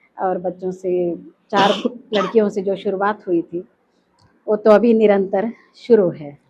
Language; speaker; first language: Hindi; non-native, local second language; Kannada